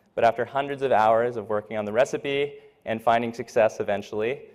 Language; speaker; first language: English; native; English